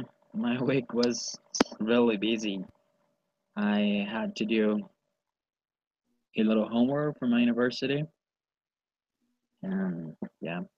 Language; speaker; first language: English; non-native, learner; Spanish